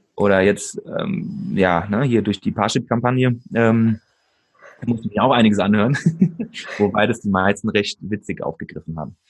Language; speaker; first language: German; native; German